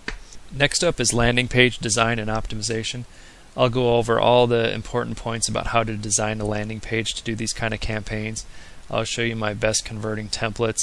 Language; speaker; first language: English; native; English